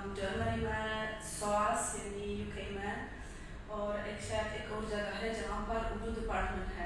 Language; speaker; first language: Urdu; non-native, fluent; Polish